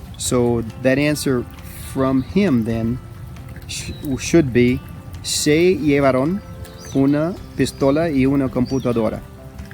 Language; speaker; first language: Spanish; non-native, fluent; English